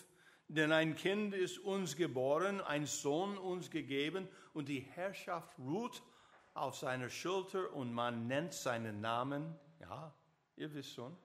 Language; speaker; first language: German; non-native, learner; English